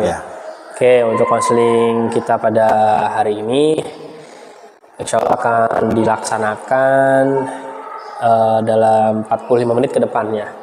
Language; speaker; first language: Indonesian; native; Indonesian